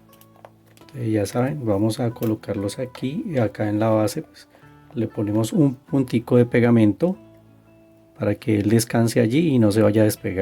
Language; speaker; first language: Spanish; native; Spanish